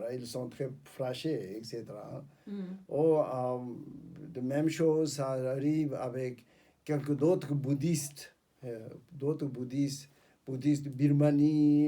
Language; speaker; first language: French; non-native, fluent; Tibetan